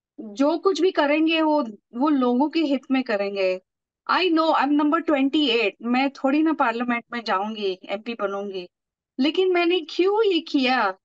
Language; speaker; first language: Hindi; non-native, local second language; Marathi